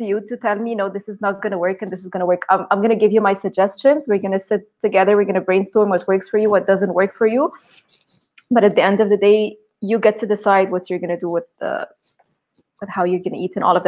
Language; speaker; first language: English; non-native, fluent; Arabic